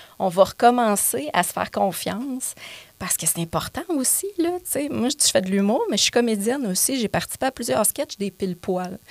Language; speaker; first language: French; native; French